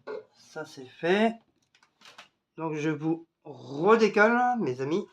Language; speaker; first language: French; native; French